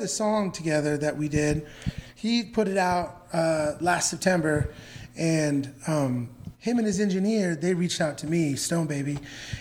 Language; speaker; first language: English; native; English